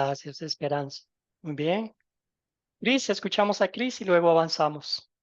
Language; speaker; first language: Spanish; native; Spanish